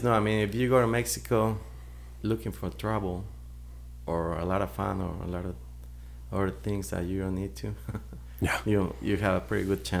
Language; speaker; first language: English; non-native, fluent; Spanish